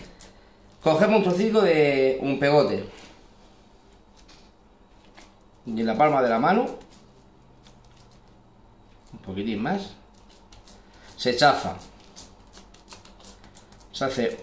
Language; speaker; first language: Spanish; native; Spanish